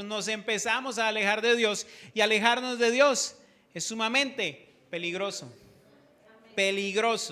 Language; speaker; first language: Spanish; native; Spanish